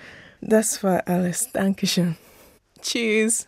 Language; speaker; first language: German; non-native, learner; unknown